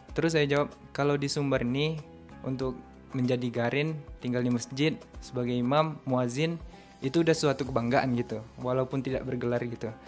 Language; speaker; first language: Indonesian; native; Indonesian